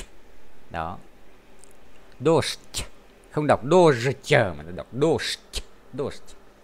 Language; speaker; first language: Russian; non-native, fluent; Vietnamese